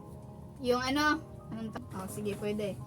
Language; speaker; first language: Filipino; native; Filipino